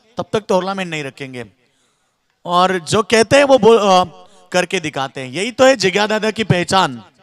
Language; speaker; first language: Hindi; non-native, local second language; Marathi